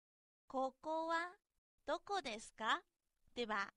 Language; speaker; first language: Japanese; non-native, fluent; Chinese